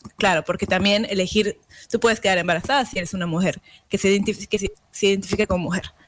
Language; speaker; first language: Spanish; native; Spanish